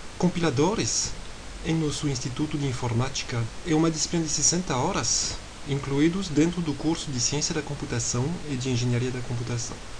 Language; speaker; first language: Portuguese; non-native, fluent; French